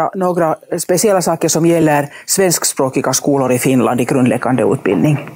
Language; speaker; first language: Swedish; non-native, local second language; Finnish